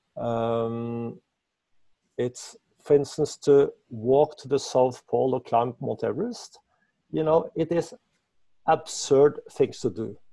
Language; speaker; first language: English; non-native, fluent; Norwegian